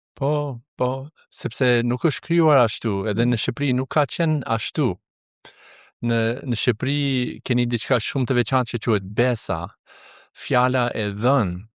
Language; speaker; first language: Albanian; non-native, fluent; English